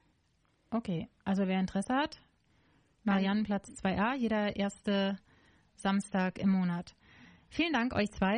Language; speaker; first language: German; native; German